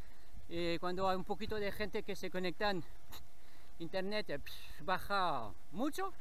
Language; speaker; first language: Spanish; non-native, learner; French